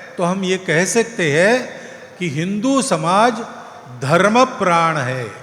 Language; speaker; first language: Hindi; non-native, local second language; Marathi